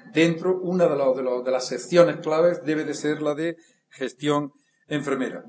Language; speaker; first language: Spanish; native; Spanish